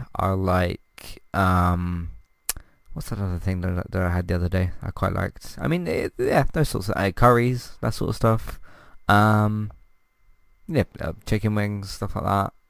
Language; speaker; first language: English; native; English